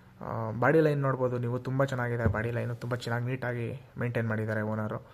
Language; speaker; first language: Kannada; native; Kannada